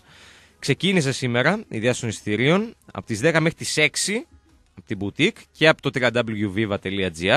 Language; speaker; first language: Greek; native; Greek